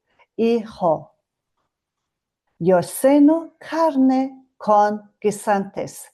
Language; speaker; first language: Spanish; non-native, learner; Mongolian